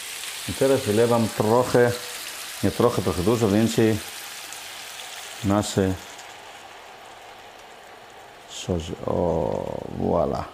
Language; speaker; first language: Polish; non-native, learner; Greek